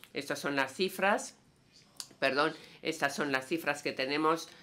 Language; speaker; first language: Spanish; non-native, fluent; Danish